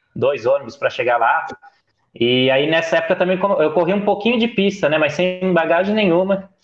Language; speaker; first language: Portuguese; native; Portuguese